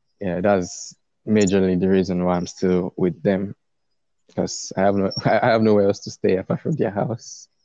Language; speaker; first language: English; non-native, local second language; Yoruba